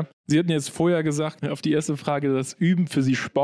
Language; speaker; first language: German; native; German